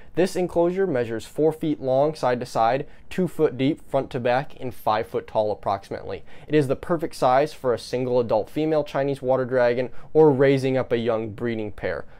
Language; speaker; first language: English; native; English